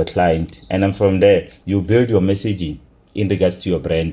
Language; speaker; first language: English; non-native, local second language; Tswana